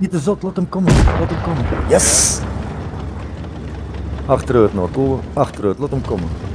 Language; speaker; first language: Dutch; native; Dutch